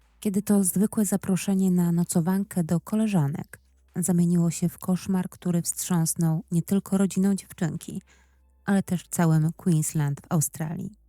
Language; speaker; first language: Polish; native; Polish